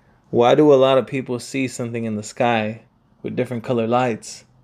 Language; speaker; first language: English; early bilingual, other home language; Spanish